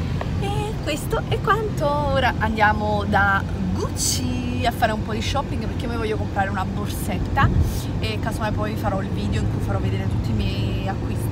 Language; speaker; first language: Italian; native; Italian